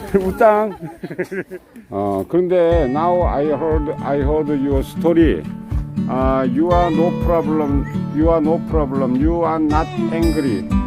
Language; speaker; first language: English; non-native, learner; Korean